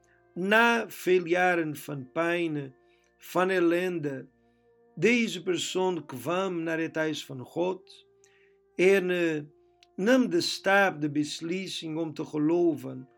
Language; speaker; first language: Dutch; non-native, fluent; Portuguese